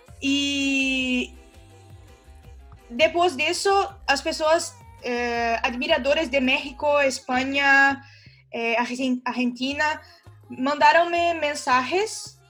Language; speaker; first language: Spanish; non-native, learner; Portuguese